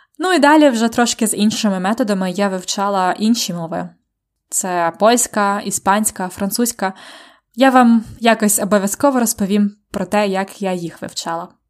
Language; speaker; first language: Ukrainian; native; Ukrainian